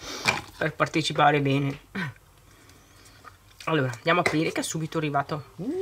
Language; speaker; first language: Italian; native; Italian